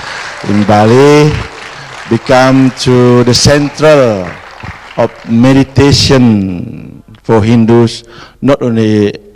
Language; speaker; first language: English; non-native, fluent; Indonesian